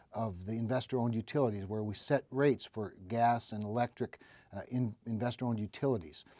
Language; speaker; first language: English; native; English